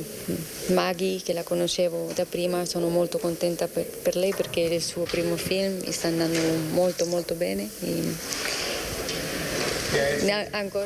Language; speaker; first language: Italian; non-native, fluent; Spanish